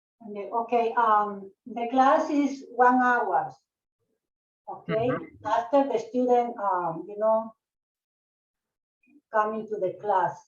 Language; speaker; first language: English; non-native, learner; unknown